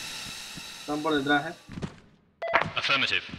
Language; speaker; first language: Spanish; native; Spanish